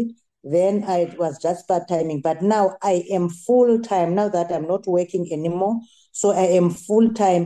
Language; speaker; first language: English; non-native, local second language; Xhosa